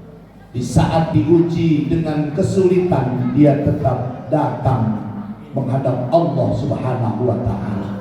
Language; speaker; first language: Indonesian; native; Indonesian